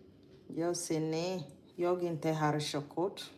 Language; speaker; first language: Swedish; non-native, learner; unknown